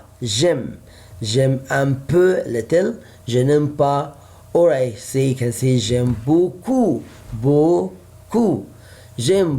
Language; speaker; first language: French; non-native, fluent; Arabic